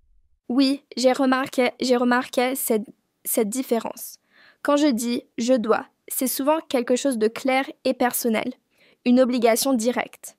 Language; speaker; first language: French; non-native, fluent; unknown